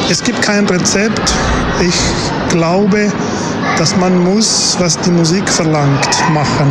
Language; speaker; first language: German; non-native, fluent; Spanish